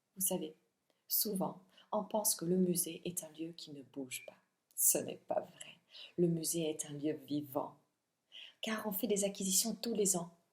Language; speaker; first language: French; non-native, fluent; Italian